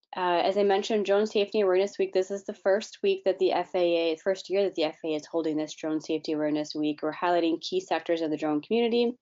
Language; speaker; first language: English; native; English